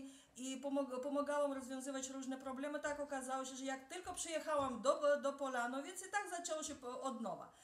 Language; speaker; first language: Polish; early bilingual, heritage; Russian